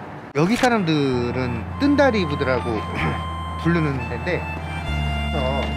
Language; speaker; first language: Korean; native; Korean